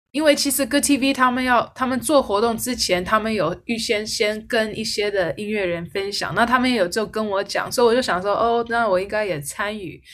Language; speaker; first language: Chinese; early bilingual, heritage; Chinese